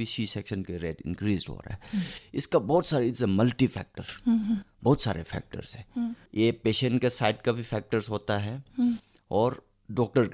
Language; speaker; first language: Hindi; non-native, local second language; Manipuri